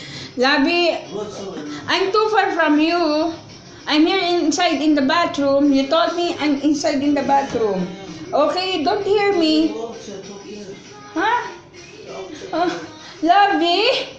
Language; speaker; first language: English; non-native, learner; Filipino